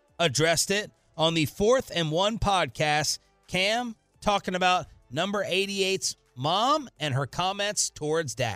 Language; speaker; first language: English; native; English